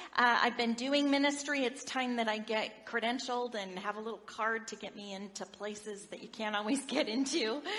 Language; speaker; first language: English; native; English